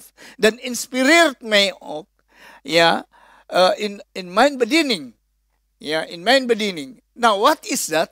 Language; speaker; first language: Dutch; non-native, fluent; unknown